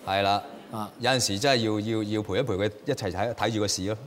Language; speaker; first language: Cantonese; native; Cantonese